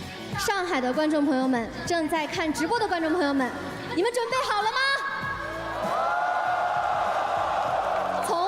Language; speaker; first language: Chinese; native; Chinese